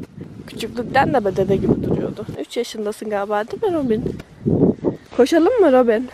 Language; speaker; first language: Turkish; native; Turkish